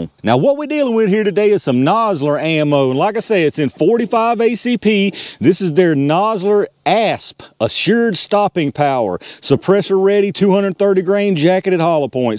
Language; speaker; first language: English; native; English